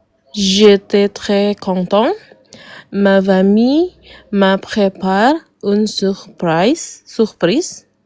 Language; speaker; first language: French; non-native, learner; Arabic